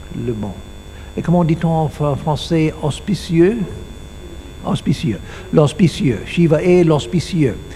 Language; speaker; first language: French; non-native, learner; English